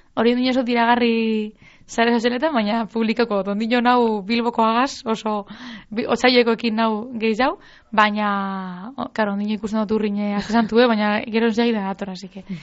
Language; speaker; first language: Basque; native; Basque